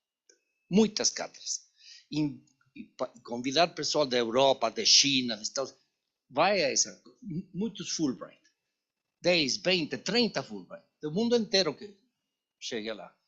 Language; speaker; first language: Portuguese; non-native, learner; Spanish